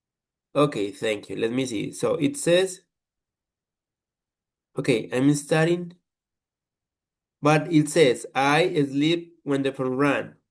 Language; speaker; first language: English; non-native, fluent; Spanish